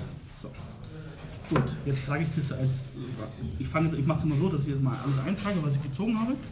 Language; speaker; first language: German; native; German